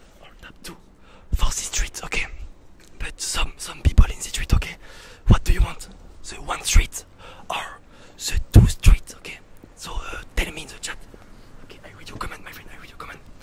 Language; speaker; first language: English; non-native, learner; French